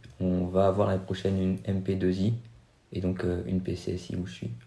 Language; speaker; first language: French; native; French